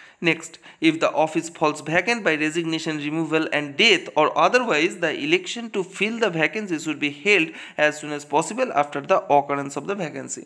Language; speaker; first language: English; non-native, local second language; Bangla